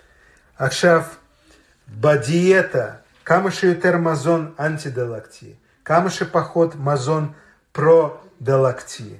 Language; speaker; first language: Hebrew; non-native, fluent; Russian